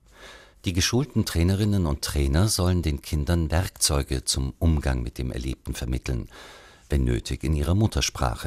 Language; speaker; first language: German; native; German